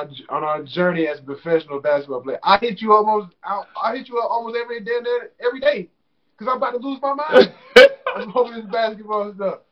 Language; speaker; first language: English; native; English